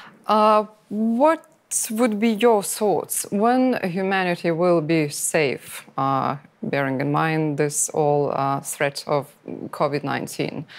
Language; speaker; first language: English; non-native, fluent; Lithuanian